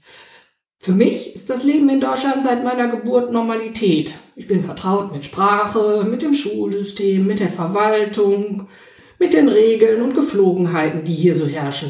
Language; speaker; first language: German; native; German